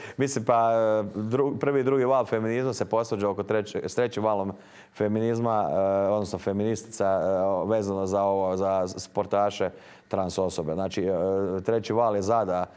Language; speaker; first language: Croatian; native; Croatian